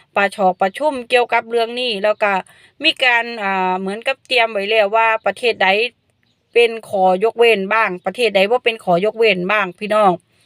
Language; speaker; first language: Thai; non-native, local second language; Northeastern Thai